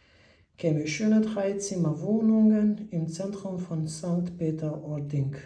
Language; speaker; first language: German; non-native, fluent; Albanian